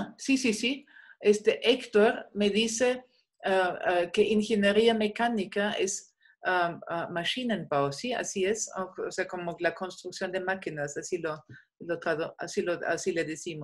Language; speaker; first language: Spanish; non-native, fluent; German